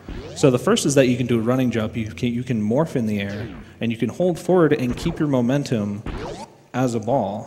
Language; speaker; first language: English; native; English